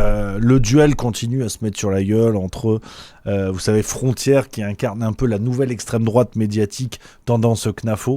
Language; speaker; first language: French; native; French